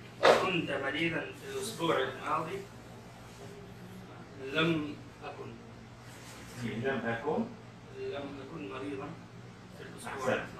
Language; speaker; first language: Arabic; non-native, learner; Urdu